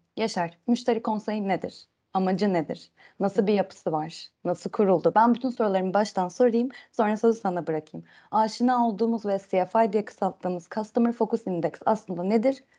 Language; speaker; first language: Turkish; native; Turkish